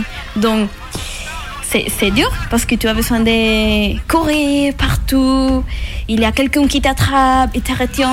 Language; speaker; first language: French; non-native, learner; Spanish